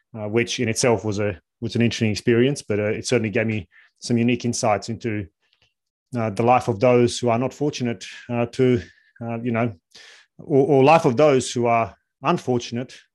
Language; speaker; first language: English; early bilingual, other home language; Bosnian